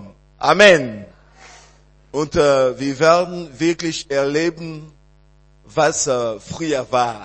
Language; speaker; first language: German; non-native, learner; French